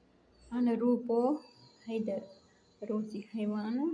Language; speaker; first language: Arabic; non-native, learner; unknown